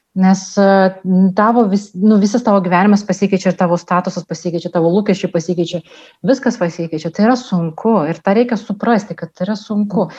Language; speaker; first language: Lithuanian; non-native, local second language; Russian